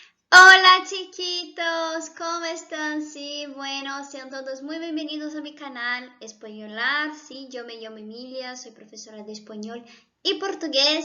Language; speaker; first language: Spanish; non-native, fluent; Portuguese